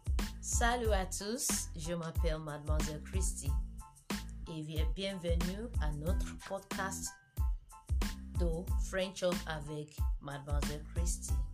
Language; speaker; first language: French; non-native, fluent; English